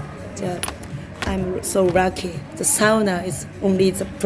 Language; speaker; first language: English; non-native, learner; Japanese